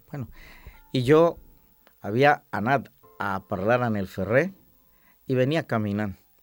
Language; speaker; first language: Catalan; non-native, learner; Spanish